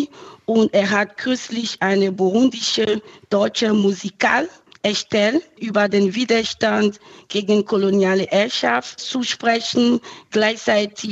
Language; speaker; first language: German; non-native, fluent; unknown